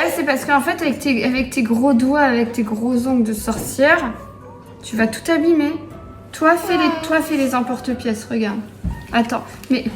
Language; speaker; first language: French; native; French